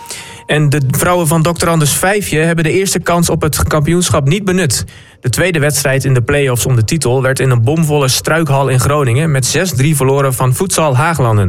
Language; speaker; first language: Dutch; native; Dutch